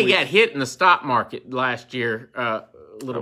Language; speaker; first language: English; native; English